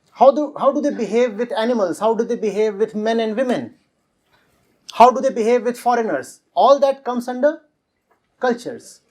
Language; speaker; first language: English; non-native, local second language; Hindi